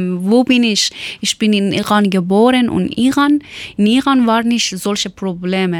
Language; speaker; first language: German; non-native, learner; Persian